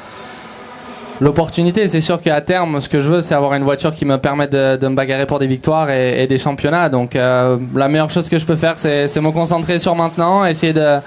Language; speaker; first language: French; native; French